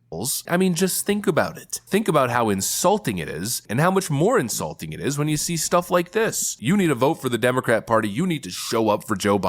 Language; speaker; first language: English; native; English